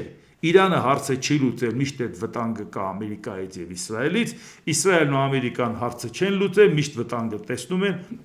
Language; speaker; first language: Armenian; native; Armenian